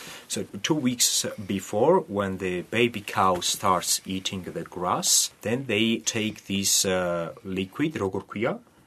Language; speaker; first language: English; non-native, fluent; Georgian